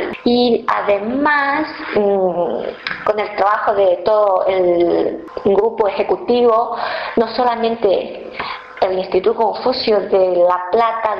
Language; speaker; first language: Spanish; non-native, fluent; Chinese